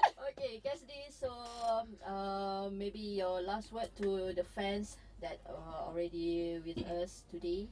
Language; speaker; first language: English; non-native, local second language; Malay